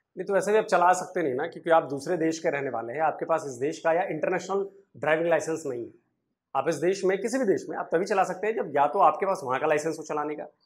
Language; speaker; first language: Hindi; native; Hindi